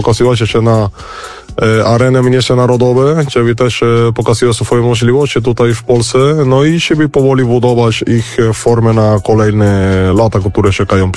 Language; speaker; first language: Polish; non-native, fluent; Spanish